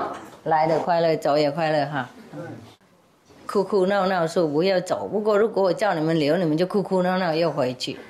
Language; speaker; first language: Chinese; non-native, fluent; Vietnamese